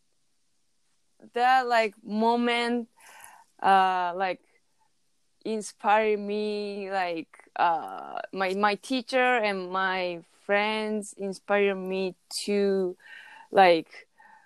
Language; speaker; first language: English; non-native, learner; Japanese